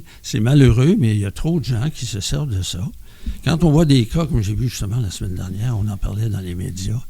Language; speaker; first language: French; native; French